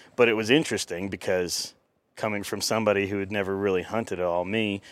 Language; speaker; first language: English; native; English